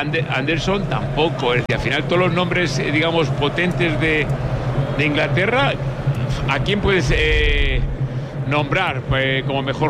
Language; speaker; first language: Spanish; native; Spanish